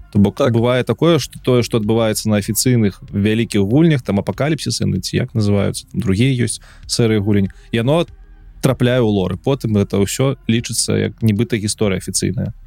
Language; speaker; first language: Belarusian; non-native, local second language; Russian